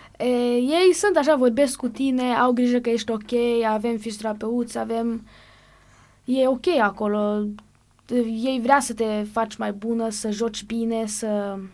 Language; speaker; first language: Romanian; early bilingual, heritage; Romanian